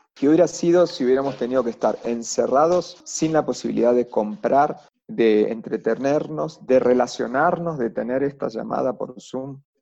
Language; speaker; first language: Spanish; native; Spanish